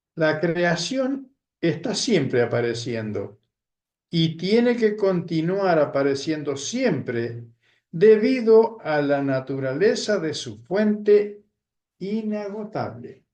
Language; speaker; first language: Spanish; native; Spanish